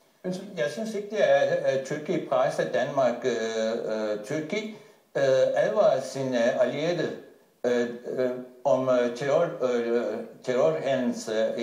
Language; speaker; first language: Danish; non-native, fluent; Turkish